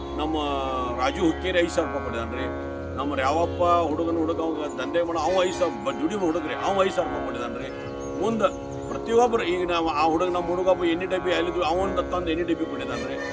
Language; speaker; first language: Kannada; native; Kannada